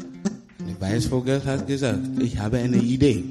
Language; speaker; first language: German; non-native, learner; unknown